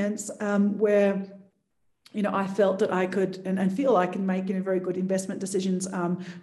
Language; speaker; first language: English; native; English